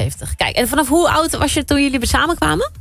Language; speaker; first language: Dutch; native; Dutch